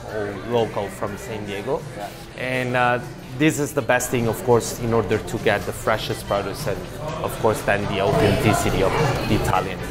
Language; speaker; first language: English; non-native, fluent; Italian